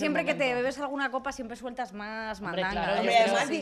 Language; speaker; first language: Spanish; native; Spanish